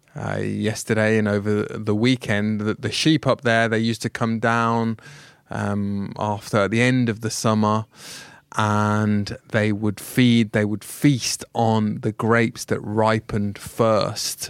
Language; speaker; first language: English; native; English